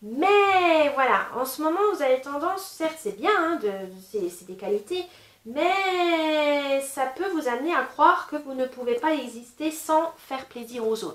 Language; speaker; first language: French; native; French